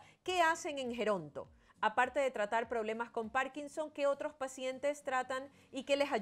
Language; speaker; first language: Spanish; native; Spanish